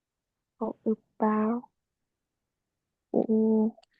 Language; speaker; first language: English; non-native, learner; Vietnamese